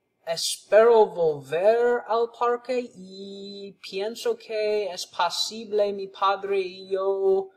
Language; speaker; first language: Spanish; non-native, learner; English